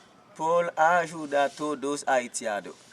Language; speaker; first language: Spanish; non-native, learner; Haitian Creole